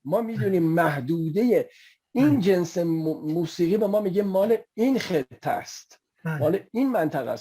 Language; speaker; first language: Persian; native; Persian